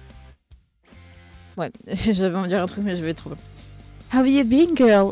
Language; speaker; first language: French; native; French